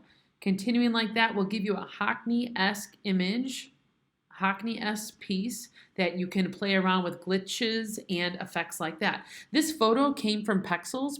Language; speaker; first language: English; native; English